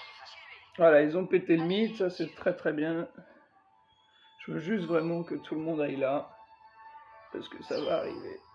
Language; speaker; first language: French; native; French